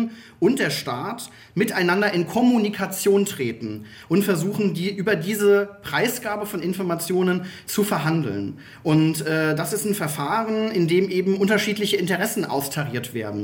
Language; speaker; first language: German; native; German